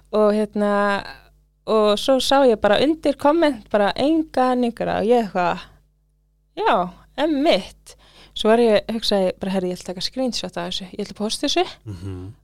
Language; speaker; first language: Icelandic; early bilingual, other home language; English